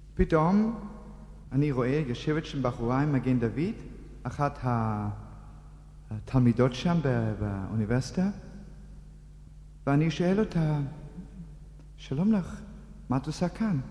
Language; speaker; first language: Hebrew; non-native, fluent; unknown